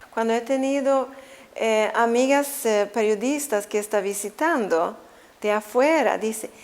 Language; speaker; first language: Spanish; non-native, fluent; Swedish